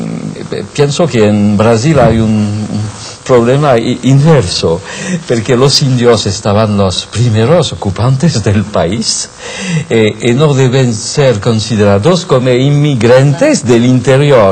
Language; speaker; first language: Spanish; non-native, fluent; French